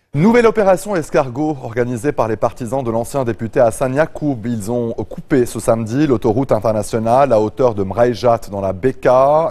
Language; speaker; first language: French; non-native, local second language; Arabic